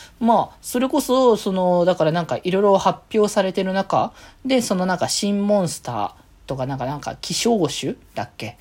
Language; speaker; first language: Japanese; native; Japanese